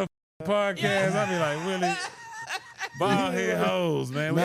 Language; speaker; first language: English; native; English